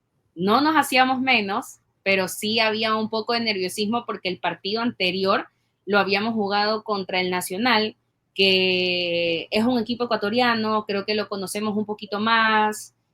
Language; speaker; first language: Spanish; native; Spanish